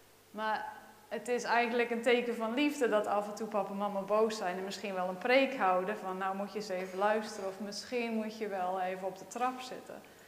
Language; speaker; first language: Dutch; native; Dutch